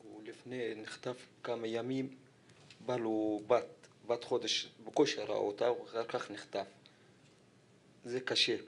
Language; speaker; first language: Hebrew; non-native, local second language; Arabic